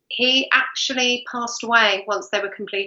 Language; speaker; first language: English; native; English